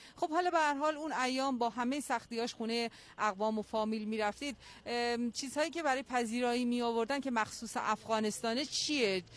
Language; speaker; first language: Persian; native; Persian